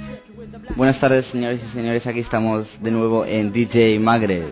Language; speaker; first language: Spanish; early bilingual, other home language; Arabic